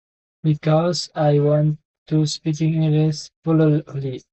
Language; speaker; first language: English; non-native, learner; Indonesian